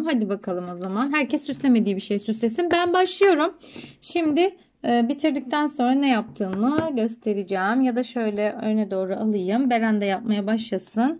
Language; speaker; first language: Turkish; native; Turkish